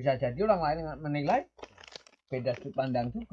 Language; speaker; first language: Indonesian; native; Indonesian